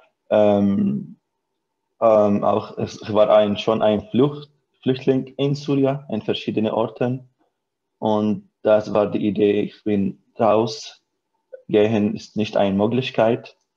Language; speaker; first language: German; non-native, learner; Arabic